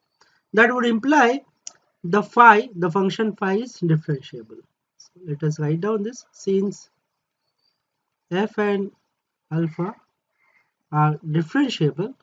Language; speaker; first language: English; non-native, local second language; Marathi